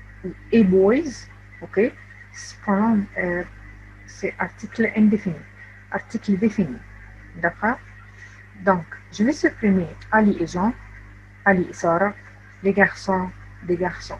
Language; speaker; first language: French; non-native, fluent; Arabic